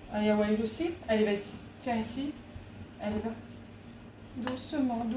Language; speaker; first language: French; native; French